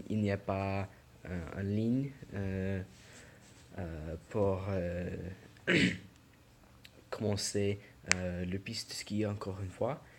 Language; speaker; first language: French; non-native, learner; English